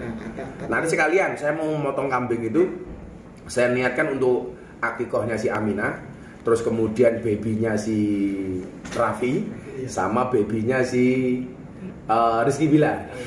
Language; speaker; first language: Indonesian; native; Indonesian